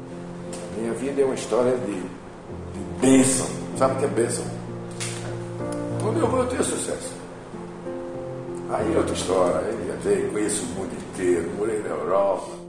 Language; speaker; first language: Portuguese; native; Portuguese